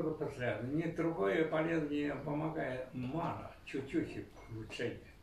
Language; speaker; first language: Russian; non-native, learner; Chinese